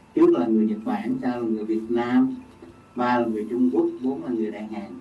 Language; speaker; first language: Vietnamese; native; Vietnamese